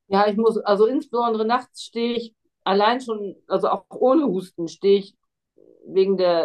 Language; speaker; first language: German; native; German